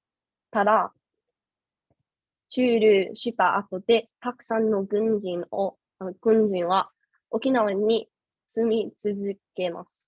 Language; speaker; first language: Japanese; non-native, learner; English